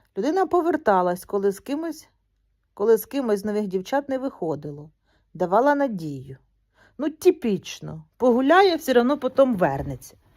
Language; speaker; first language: Ukrainian; non-native, local second language; Russian